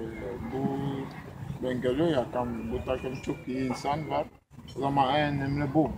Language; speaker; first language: Turkish; non-native, learner; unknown